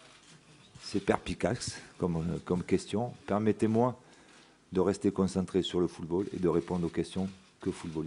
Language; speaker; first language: French; native; French